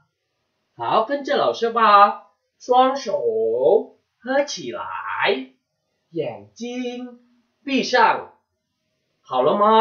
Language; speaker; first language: Chinese; non-native, fluent; Indonesian